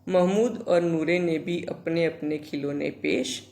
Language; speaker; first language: Hindi; non-native, local second language; Gujarati